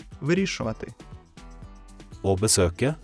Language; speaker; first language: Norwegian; non-native, fluent; Ukrainian